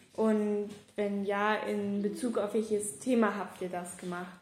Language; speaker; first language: German; native; German